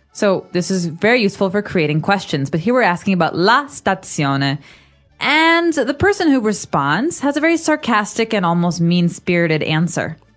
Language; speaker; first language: English; native; English